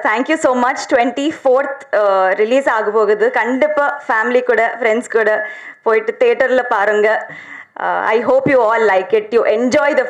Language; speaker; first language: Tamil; non-native, learner; Telugu